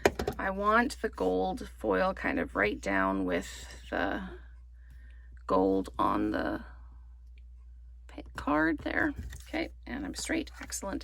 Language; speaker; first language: English; native; English